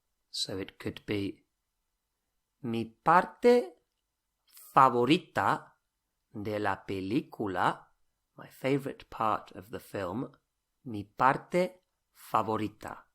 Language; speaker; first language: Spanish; non-native, fluent; English